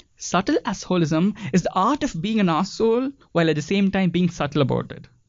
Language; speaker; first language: English; non-native, local second language; Tamil